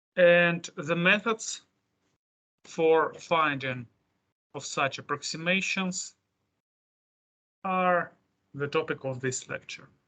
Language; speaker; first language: English; non-native, fluent; Russian